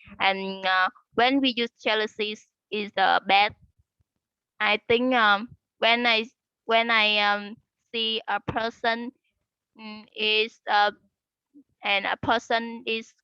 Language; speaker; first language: English; non-native, learner; Vietnamese